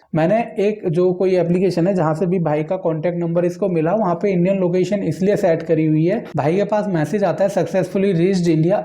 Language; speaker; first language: Hindi; native; Hindi